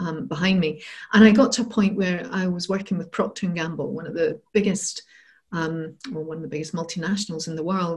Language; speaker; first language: English; native; English